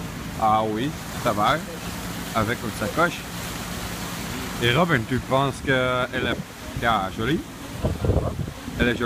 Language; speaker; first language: French; non-native, learner; Dutch